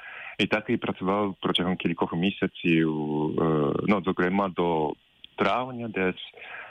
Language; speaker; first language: Ukrainian; non-native, fluent; Japanese